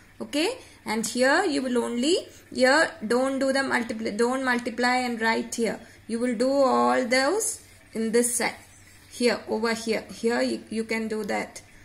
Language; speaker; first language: English; non-native, local second language; Marathi